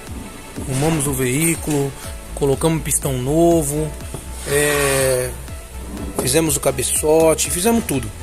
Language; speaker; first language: Portuguese; native; Portuguese